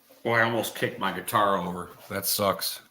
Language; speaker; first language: English; native; English